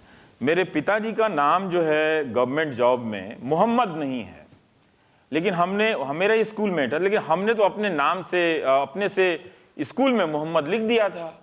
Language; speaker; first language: Hindi; native; Hindi